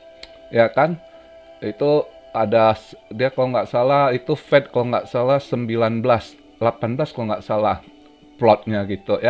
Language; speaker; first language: Indonesian; native; Indonesian